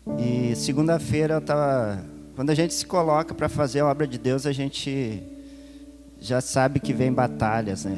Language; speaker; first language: Portuguese; native; Portuguese